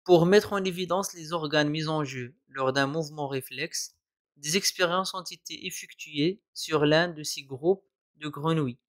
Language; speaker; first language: French; non-native, local second language; Arabic